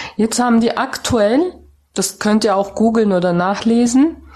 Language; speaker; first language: German; native; German